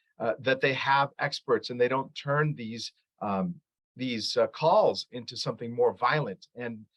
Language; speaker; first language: English; early bilingual, other home language; Arabic